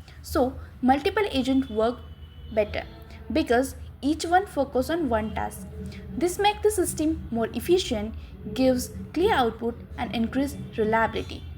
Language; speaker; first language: English; non-native, learner; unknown